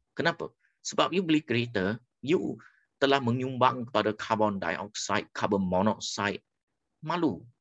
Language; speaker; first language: Malay; non-native, local second language; Chinese